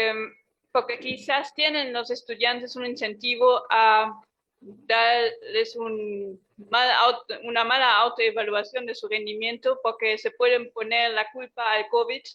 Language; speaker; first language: Spanish; non-native, fluent; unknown